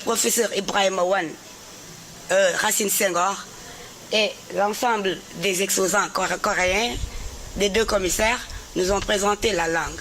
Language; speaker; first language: French; non-native, local second language; Wolof